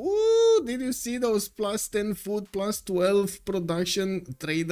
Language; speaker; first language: English; non-native, fluent; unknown